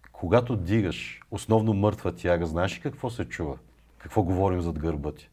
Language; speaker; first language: Bulgarian; native; Bulgarian